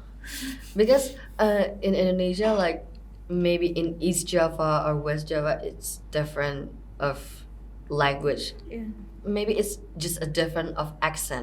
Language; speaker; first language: English; non-native, fluent; Indonesian